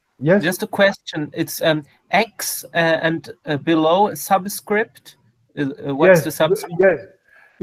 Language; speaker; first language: English; non-native, fluent; Portuguese